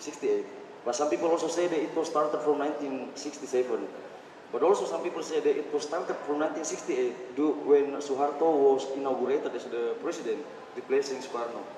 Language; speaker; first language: English; non-native, fluent; Indonesian